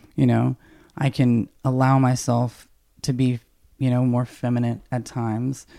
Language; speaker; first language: English; native; English